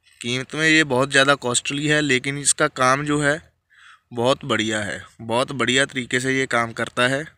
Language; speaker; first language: Hindi; non-native, local second language; Punjabi